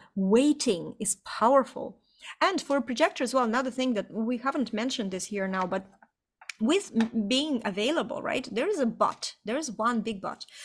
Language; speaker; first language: English; non-native, fluent; Estonian